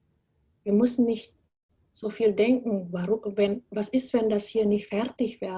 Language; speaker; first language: German; non-native, fluent; Indonesian